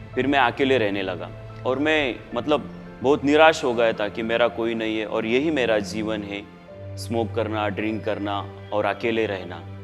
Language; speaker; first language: Hindi; non-native, local second language; Marathi